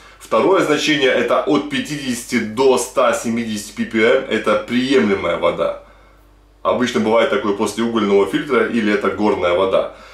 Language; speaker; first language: Russian; native; Russian